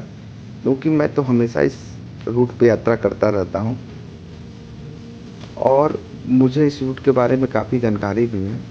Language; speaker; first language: Hindi; native; Hindi